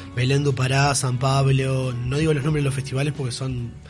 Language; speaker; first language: Spanish; native; Spanish